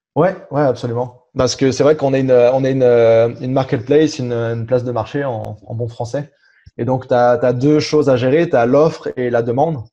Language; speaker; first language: French; native; French